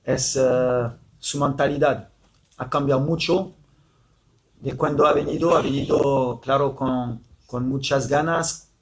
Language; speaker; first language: Spanish; non-native, fluent; French